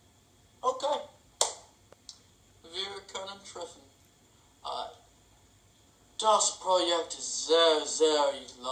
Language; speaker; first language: German; non-native, learner; English